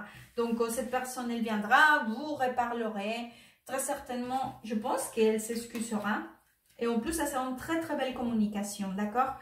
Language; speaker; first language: French; non-native, fluent; Spanish